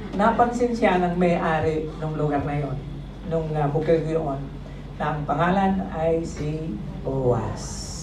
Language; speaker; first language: Filipino; non-native, local second language; Cebuano